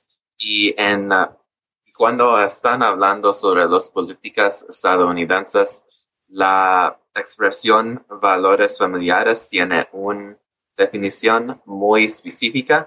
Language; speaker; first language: Spanish; early bilingual, heritage; English